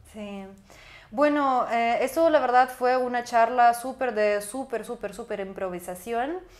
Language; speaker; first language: Spanish; native; Spanish